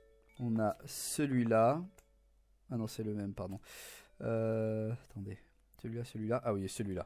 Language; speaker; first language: French; native; French